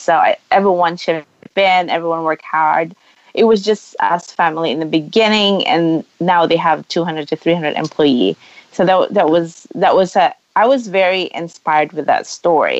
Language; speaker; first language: English; non-native, local second language; Cebuano